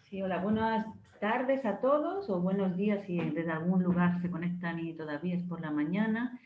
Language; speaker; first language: Spanish; native; Spanish